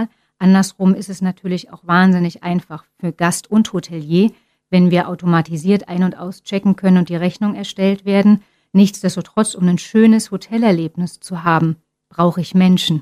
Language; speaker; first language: German; native; German